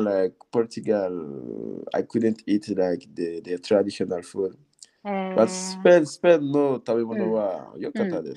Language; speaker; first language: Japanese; non-native, learner; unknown